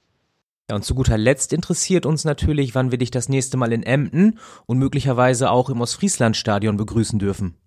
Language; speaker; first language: German; native; German